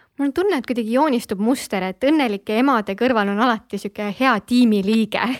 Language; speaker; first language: Estonian; native; Estonian